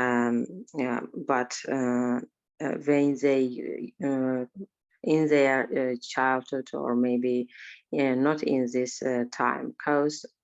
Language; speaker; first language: English; non-native, learner; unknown